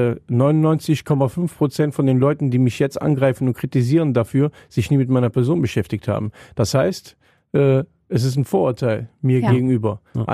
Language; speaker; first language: German; native; German